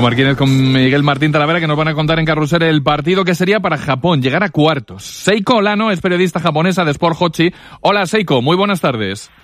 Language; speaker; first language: Spanish; native; Spanish